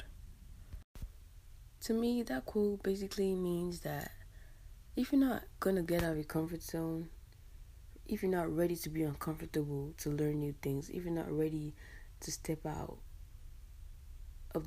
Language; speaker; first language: English; native; English